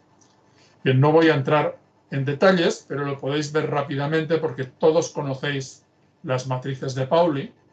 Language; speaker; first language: Spanish; native; Spanish